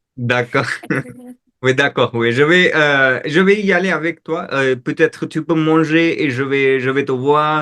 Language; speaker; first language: French; non-native, fluent; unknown